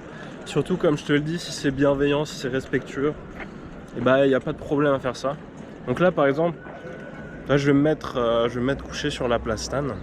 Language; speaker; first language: French; native; French